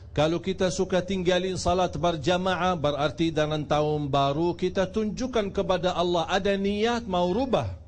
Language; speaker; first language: Indonesian; non-native, fluent; Arabic